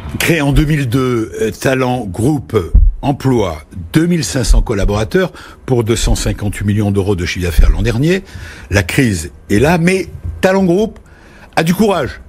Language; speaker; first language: French; native; French